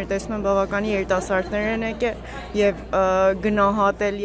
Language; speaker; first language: Armenian; early bilingual, heritage; Armenian